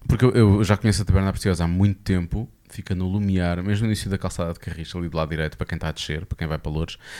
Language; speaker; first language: Portuguese; native; Portuguese